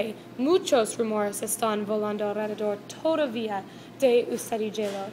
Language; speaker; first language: Spanish; non-native, learner; English